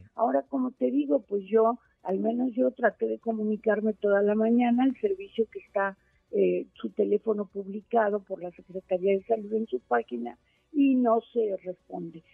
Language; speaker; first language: Spanish; native; Spanish